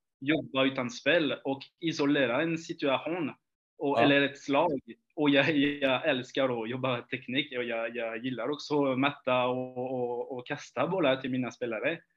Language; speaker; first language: Swedish; non-native, fluent; French